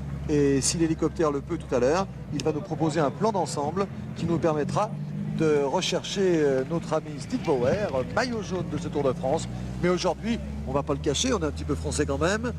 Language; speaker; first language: French; native; French